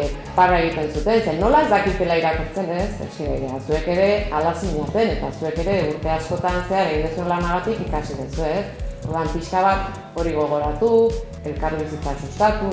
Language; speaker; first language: Basque; native; Basque